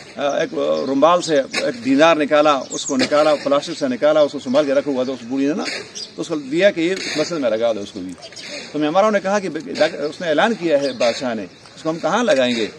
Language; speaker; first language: Urdu; non-native, local second language; Pashto